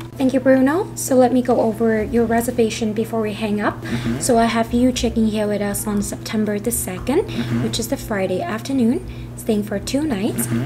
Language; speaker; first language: English; non-native, fluent; Vietnamese